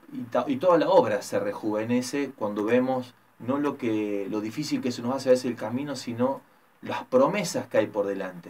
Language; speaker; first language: Spanish; native; Spanish